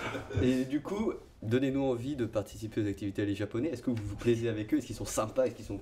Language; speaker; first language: French; native; French